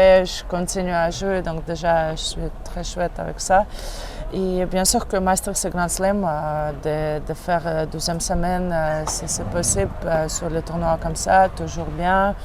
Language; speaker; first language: French; non-native, fluent; Russian